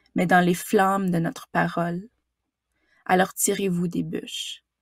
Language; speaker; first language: French; native; French